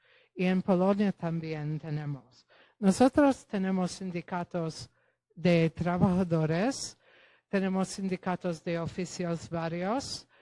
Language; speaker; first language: Spanish; non-native, fluent; Polish